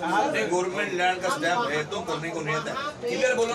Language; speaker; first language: Kannada; non-native, local second language; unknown